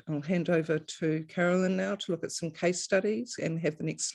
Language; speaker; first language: English; native; English